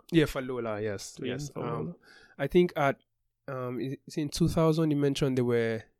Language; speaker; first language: English; non-native, local second language; Yoruba